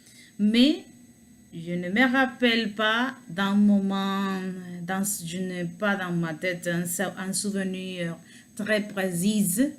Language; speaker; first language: French; non-native, learner; Spanish